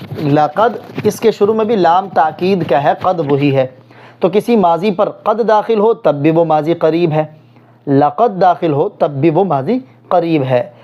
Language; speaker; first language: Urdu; non-native, local second language; Punjabi